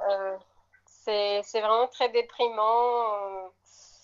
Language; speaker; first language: French; non-native, fluent; Russian